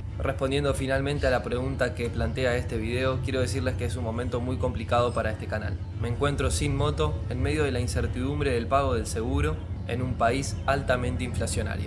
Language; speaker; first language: Spanish; native; Spanish